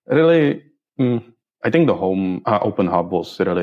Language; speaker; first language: English; non-native, fluent; Czech